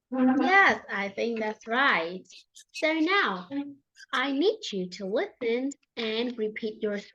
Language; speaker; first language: English; non-native, fluent; Vietnamese